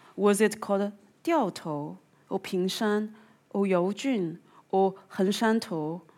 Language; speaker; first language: English; non-native, fluent; Chinese